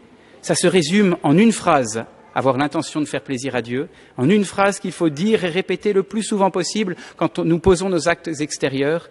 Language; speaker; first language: French; native; French